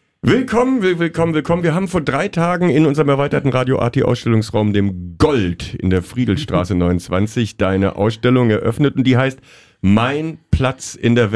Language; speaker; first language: German; native; German